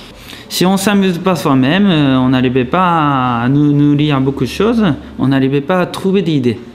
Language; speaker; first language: French; non-native, fluent; Japanese